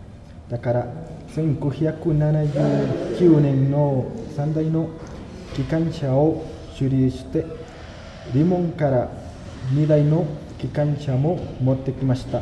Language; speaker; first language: Japanese; non-native, learner; Spanish